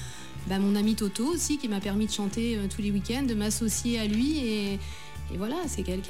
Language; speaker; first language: French; native; French